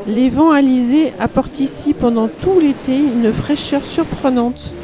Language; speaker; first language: French; native; French